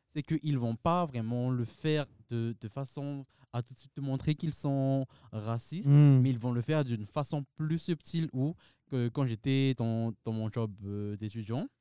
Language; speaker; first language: French; non-native, local second language; Malagasy